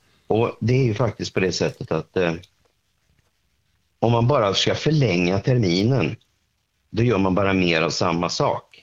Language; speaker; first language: Swedish; native; Swedish